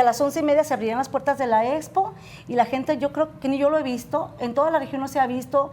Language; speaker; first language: Spanish; native; Spanish